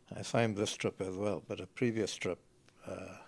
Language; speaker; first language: English; native; English